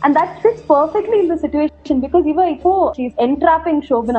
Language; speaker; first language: English; non-native, local second language; Tamil